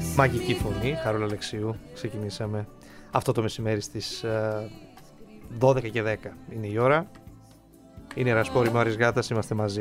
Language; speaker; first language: Greek; native; Greek